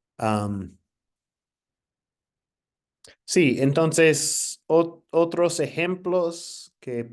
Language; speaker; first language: Spanish; non-native, fluent; English